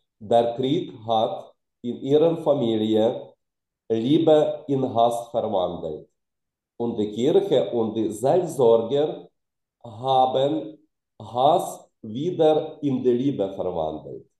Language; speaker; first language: German; non-native, fluent; Ukrainian